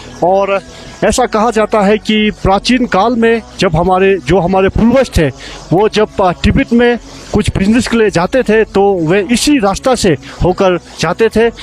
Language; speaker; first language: Hindi; native; Hindi